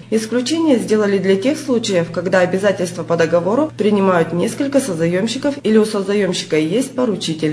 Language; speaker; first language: Russian; native; Russian